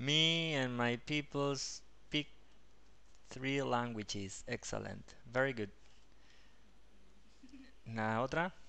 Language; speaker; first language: English; non-native, fluent; Spanish